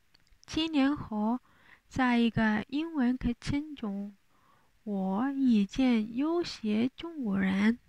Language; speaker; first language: Chinese; non-native, learner; Spanish